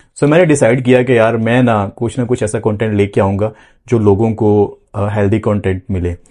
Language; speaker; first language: Urdu; non-native, local second language; Punjabi